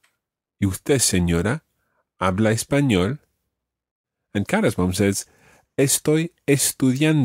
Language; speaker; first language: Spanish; non-native, fluent; English